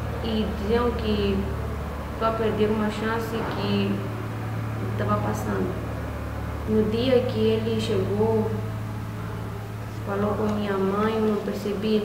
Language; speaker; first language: Portuguese; non-native, local second language; Makhuwa